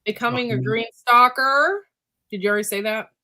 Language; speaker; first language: English; native; English